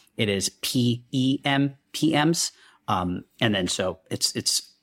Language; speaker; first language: English; non-native, local second language; Hindi